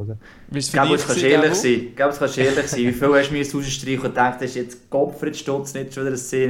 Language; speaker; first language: German; native; German